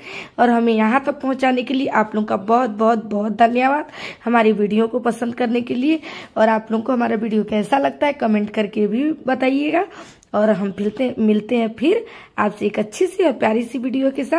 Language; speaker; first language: Hindi; native; Hindi